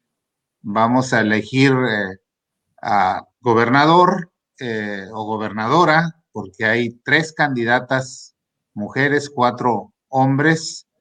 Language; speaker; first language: Spanish; native; Spanish